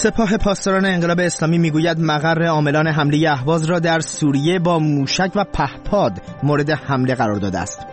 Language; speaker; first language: Persian; native; Persian